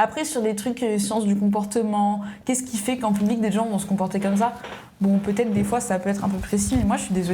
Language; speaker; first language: French; native; French